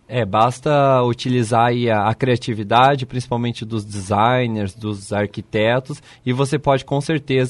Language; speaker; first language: Portuguese; native; Portuguese